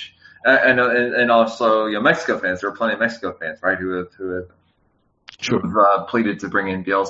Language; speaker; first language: English; native; English